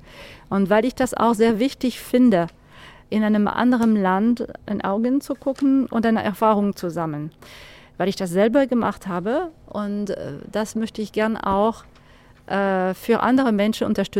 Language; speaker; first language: German; non-native, fluent; French